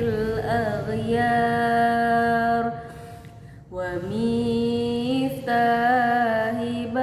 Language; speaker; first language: Arabic; non-native, fluent; Indonesian